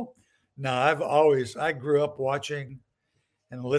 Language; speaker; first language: English; native; English